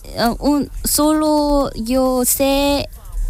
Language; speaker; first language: Spanish; non-native, learner; Korean